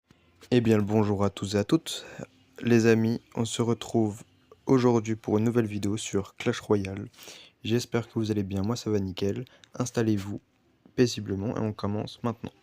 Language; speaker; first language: French; native; French